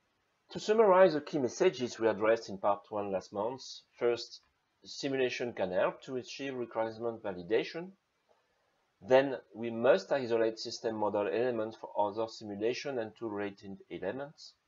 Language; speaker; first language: English; non-native, fluent; French